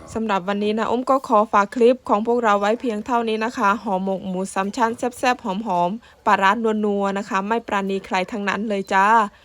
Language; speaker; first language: Thai; native; Thai